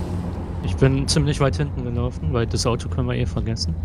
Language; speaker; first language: German; native; German